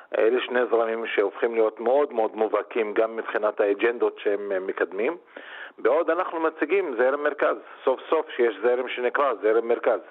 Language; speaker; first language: Hebrew; non-native, local second language; Arabic